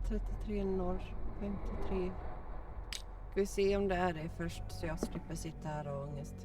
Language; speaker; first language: Swedish; native; Swedish